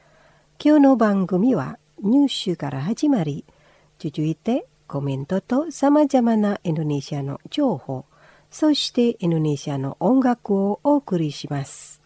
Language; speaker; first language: Japanese; non-native, fluent; Indonesian